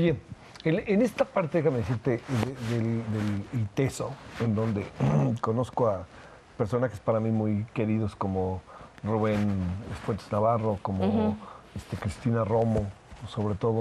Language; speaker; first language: Spanish; native; Spanish